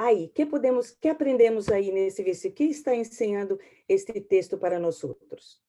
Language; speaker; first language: Portuguese; non-native, learner; Spanish